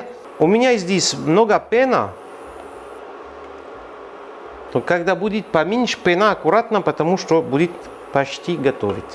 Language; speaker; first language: Russian; non-native, learner; French